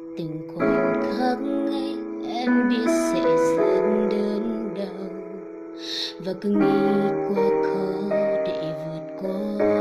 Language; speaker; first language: Vietnamese; non-native, local second language; Hmong